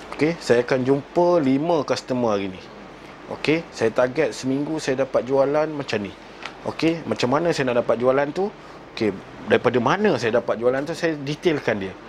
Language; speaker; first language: Malay; native; Malay